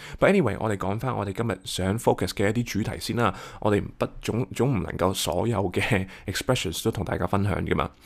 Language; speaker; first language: Cantonese; early bilingual, heritage; Cantonese